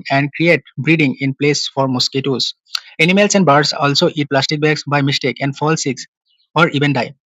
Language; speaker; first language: English; non-native, local second language; Assamese